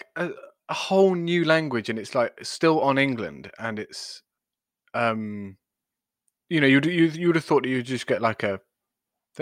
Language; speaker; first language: English; native; English